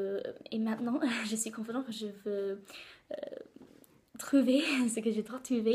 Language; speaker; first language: French; non-native, learner; English